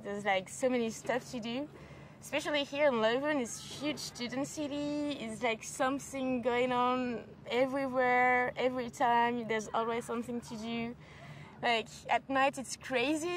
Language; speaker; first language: English; non-native, fluent; French